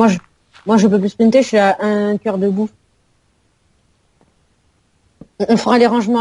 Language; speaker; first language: French; native; French